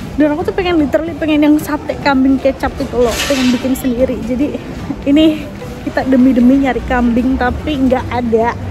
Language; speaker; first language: Indonesian; native; Indonesian